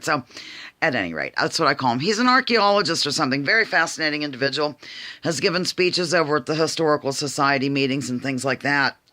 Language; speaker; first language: English; native; English